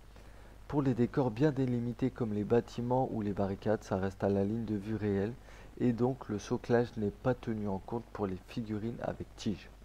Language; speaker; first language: French; native; French